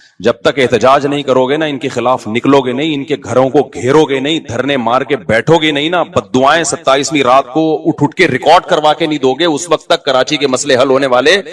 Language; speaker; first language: Urdu; native; Urdu